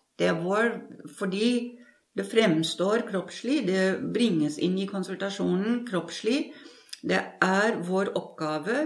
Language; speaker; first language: Norwegian; non-native, fluent; German